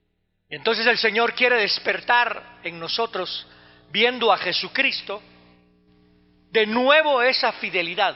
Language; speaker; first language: Spanish; native; Spanish